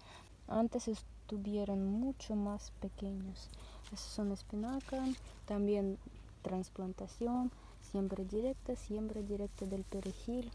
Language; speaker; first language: Spanish; non-native, learner; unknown